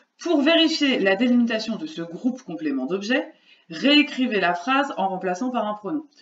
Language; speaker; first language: French; native; French